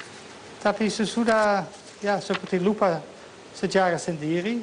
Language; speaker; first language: Indonesian; non-native, fluent; Dutch